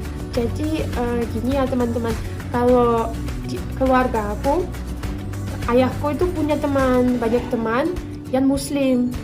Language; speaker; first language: Indonesian; non-native, fluent; Russian